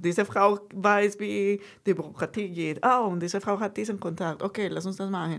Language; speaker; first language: German; non-native, fluent; Spanish